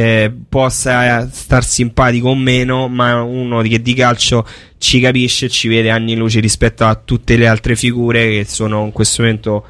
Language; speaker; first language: Italian; native; Italian